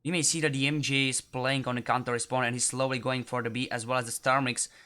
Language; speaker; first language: English; non-native, fluent; Czech